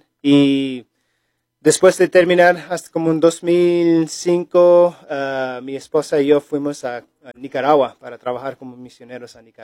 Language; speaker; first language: Spanish; early bilingual, heritage; English